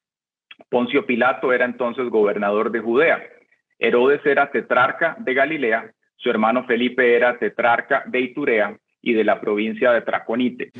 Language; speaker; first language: Spanish; native; Spanish